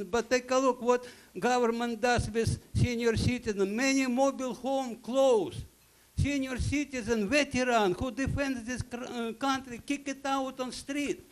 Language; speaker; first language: English; non-native, learner; Russian